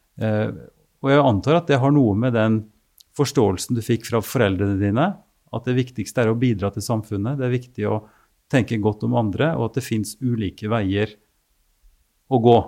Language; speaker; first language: Norwegian; native; Norwegian